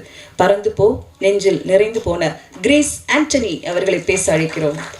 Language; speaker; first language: Tamil; native; Tamil